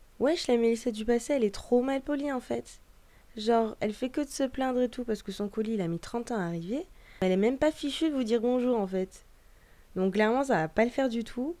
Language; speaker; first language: French; native; French